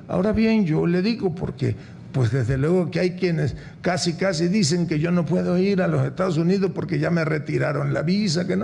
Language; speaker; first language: Spanish; native; Spanish